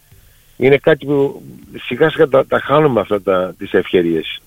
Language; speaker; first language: Greek; early bilingual, heritage; Greek